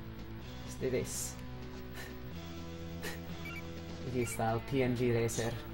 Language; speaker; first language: Spanish; non-native, learner; English